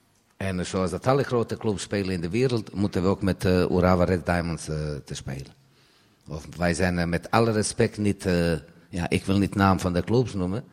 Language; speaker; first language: Dutch; non-native, fluent; Serbian